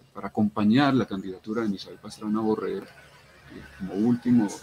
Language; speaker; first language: Spanish; native; Spanish